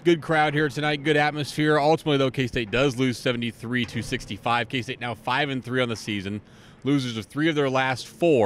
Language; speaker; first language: English; native; English